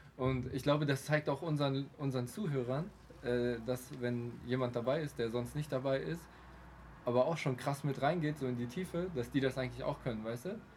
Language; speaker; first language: German; early bilingual, other home language; Polish